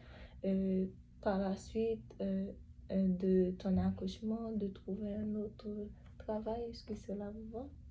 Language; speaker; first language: French; native; French